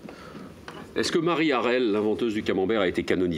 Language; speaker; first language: French; native; French